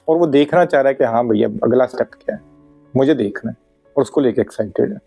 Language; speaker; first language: Hindi; non-native, local second language; Punjabi